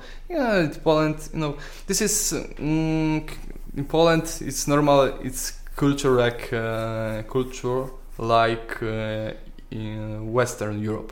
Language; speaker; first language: English; non-native, learner; Polish